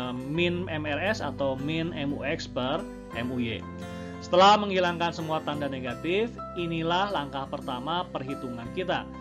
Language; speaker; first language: Indonesian; native; Indonesian